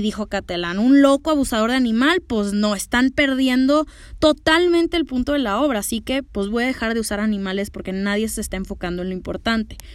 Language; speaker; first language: Spanish; native; Spanish